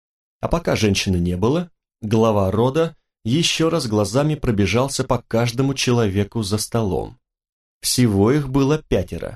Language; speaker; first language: Russian; native; Russian